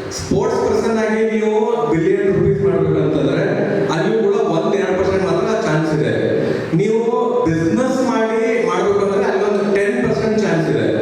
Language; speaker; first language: Kannada; non-native, local second language; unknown